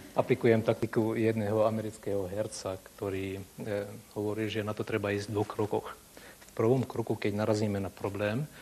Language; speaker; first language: Slovak; non-native, local second language; Hungarian